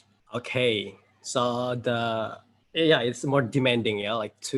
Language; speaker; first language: English; non-native, fluent; Indonesian